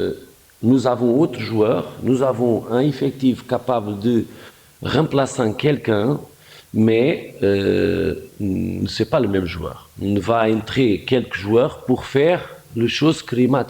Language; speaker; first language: French; non-native, fluent; Portuguese